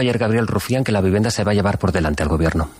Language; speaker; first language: Spanish; native; Spanish